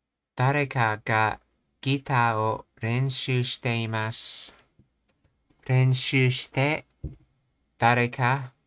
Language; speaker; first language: Japanese; non-native, learner; English